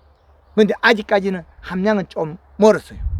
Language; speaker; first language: Korean; native; Korean